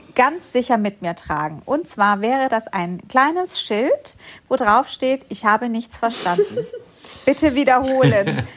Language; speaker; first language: German; early bilingual, other home language; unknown